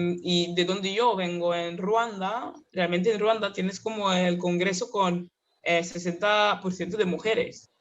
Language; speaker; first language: Spanish; non-native, fluent; Kinyarwanda